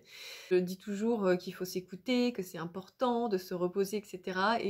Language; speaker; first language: French; native; French